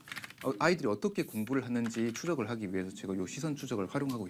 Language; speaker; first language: Korean; native; Korean